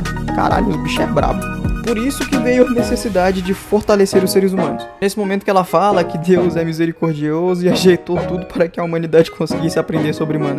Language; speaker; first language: Portuguese; native; Portuguese